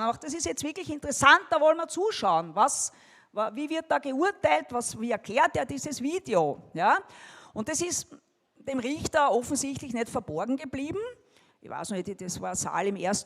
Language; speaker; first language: German; native; German